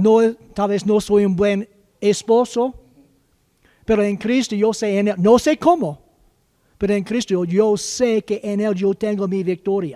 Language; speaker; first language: Spanish; non-native, learner; English